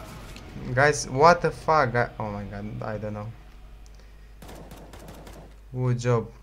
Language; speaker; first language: English; non-native, learner; Romanian